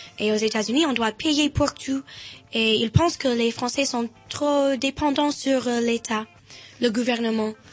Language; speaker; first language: French; non-native, fluent; English